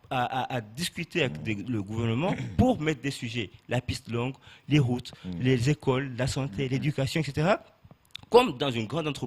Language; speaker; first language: French; native; French